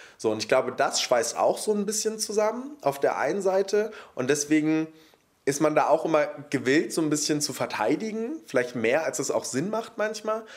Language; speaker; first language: German; early bilingual, other home language; Polish